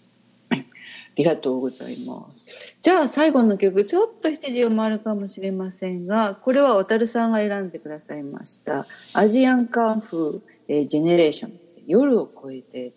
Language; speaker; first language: Japanese; native; Japanese